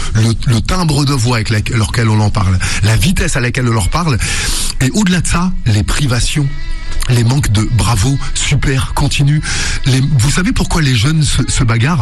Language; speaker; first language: French; native; French